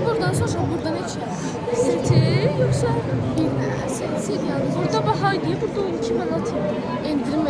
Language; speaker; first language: Turkish; non-native, learner; Azerbaijani